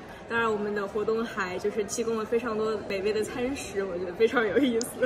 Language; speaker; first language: Chinese; native; Chinese